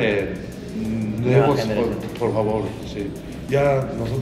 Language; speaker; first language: Spanish; non-native, learner; Japanese